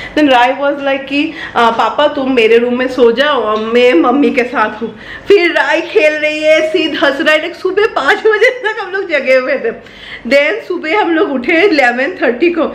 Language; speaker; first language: Hindi; non-native, local second language; Bangla